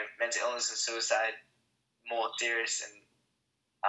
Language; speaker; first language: English; native; English